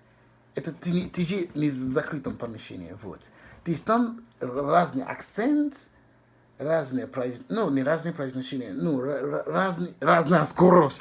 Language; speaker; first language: Russian; non-native, fluent; English